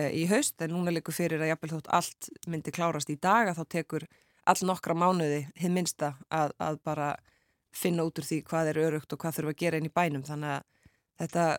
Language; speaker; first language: Icelandic; native; Icelandic